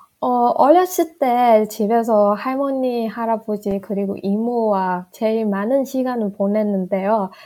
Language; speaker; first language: Korean; non-native, fluent; Burmese